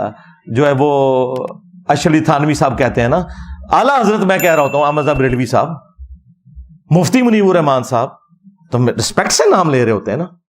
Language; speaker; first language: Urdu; non-native, local second language; Punjabi